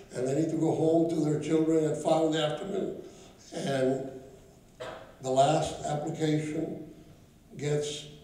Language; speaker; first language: English; non-native, fluent; Spanish